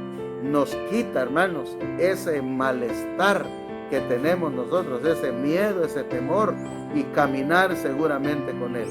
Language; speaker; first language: Spanish; native; Spanish